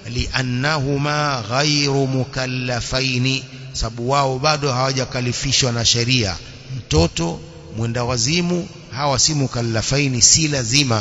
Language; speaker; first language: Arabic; non-native, fluent; Swahili